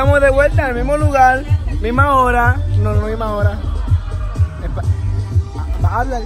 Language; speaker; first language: Spanish; early bilingual, heritage; English